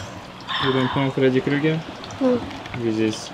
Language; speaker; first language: English; non-native, learner; Russian